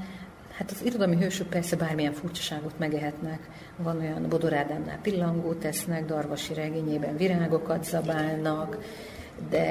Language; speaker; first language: Hungarian; native; Hungarian